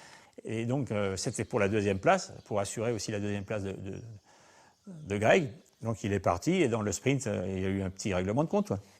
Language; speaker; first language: French; native; French